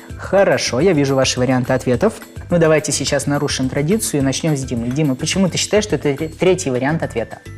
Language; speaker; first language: Russian; non-native, local second language; Chuvash